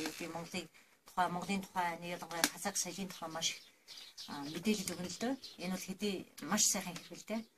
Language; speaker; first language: Mongolian; non-native, local second language; Kazakh